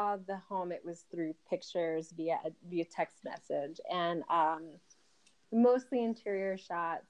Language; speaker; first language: English; native; English